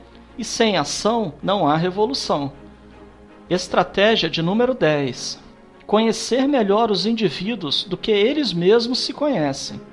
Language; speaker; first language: Portuguese; native; Portuguese